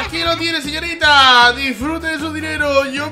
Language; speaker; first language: Spanish; native; Spanish